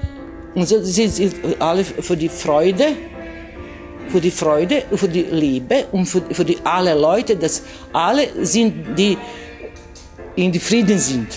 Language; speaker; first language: German; non-native, learner; Serbian